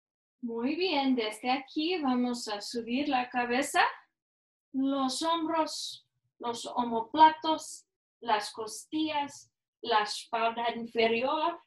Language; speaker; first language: Spanish; non-native, learner; English